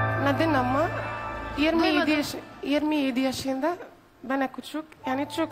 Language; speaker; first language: Turkish; non-native, learner; Arabic